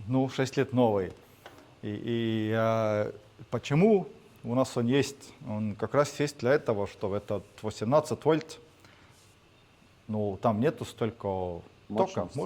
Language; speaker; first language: Russian; non-native, fluent; Estonian